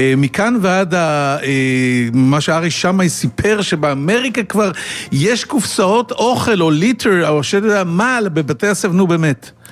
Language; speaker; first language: Hebrew; native; Hebrew